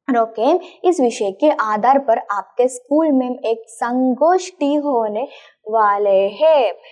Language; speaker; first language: Hindi; non-native, local second language; Malayalam